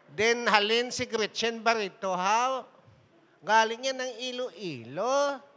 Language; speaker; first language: Filipino; non-native, local second language; Hiligaynon